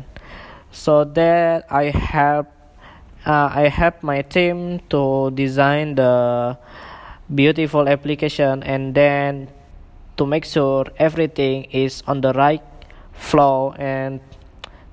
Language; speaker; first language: English; non-native, learner; Indonesian